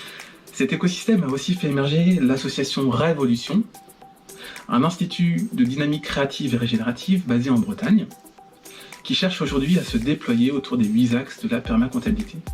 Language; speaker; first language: French; native; French